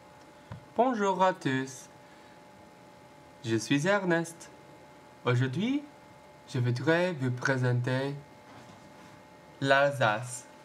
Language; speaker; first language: French; non-native, learner; English